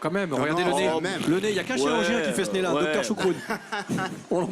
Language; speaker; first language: French; native; French